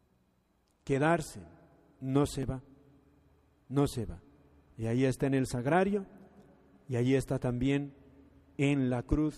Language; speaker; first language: Spanish; native; Spanish